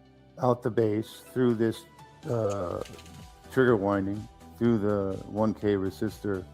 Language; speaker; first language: English; native; English